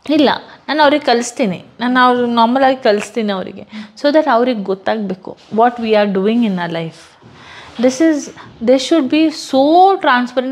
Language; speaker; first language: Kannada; non-native, local second language; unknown